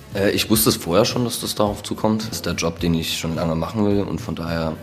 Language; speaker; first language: German; native; German